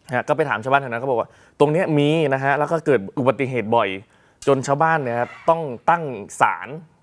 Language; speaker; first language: Thai; native; Thai